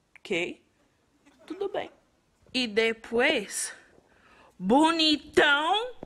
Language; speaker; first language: Portuguese; non-native, fluent; English